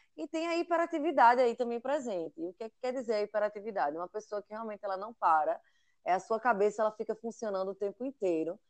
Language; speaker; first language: Portuguese; native; Portuguese